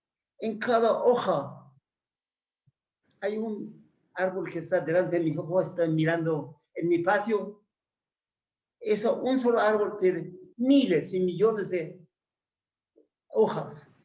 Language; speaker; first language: Spanish; non-native, learner; Persian